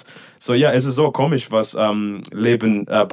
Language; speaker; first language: German; non-native, learner; English